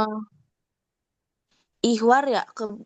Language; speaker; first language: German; non-native, learner; Indonesian